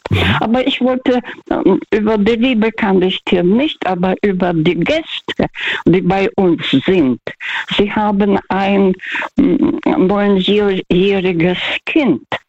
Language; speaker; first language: German; non-native, fluent; Russian